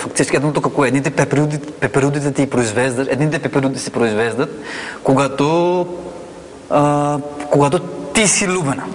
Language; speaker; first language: Bulgarian; non-native, fluent; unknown